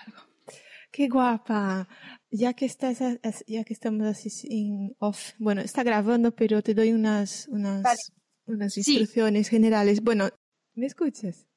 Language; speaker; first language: Spanish; native; Spanish